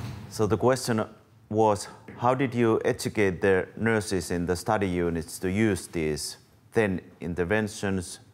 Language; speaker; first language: English; non-native, fluent; Finnish